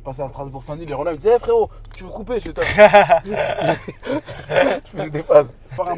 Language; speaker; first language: French; native; French